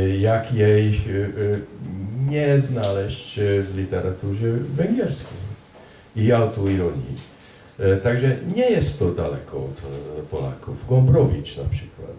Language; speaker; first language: Polish; non-native, fluent; Hungarian